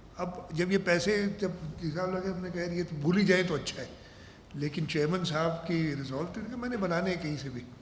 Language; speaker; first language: Urdu; non-native, local second language; Sindhi